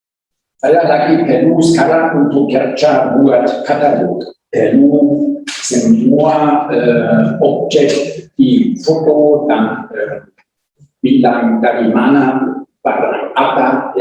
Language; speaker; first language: Indonesian; non-native, learner; German